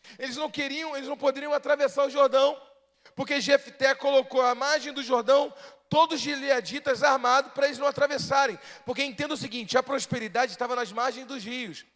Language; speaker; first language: Portuguese; native; Portuguese